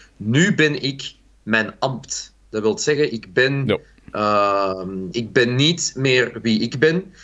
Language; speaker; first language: Dutch; native; Dutch